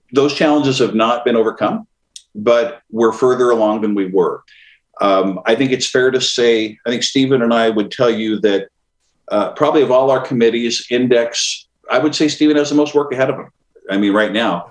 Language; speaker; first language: English; native; English